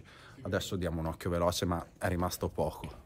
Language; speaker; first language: Italian; native; Italian